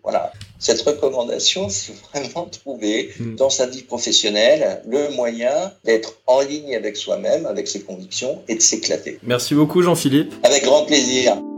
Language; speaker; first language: French; native; French